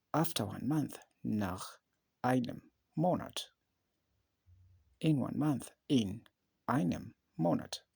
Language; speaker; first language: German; non-native, learner; English